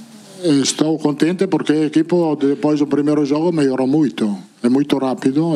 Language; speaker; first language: Portuguese; non-native, fluent; Italian